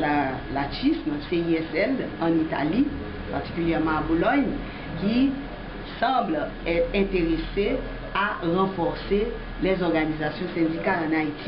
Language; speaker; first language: French; non-native, local second language; Haitian Creole